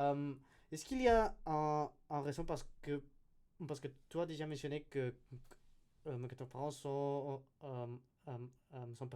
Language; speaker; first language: French; non-native, learner; Spanish